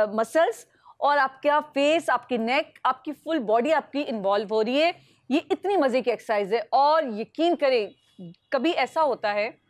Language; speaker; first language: Urdu; native; Urdu